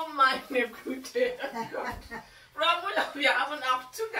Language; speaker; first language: German; non-native, learner; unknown